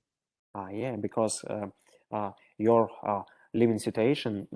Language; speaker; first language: English; non-native, learner; Russian